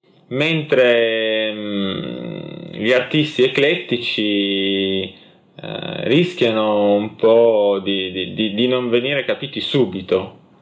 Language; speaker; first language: Italian; native; Italian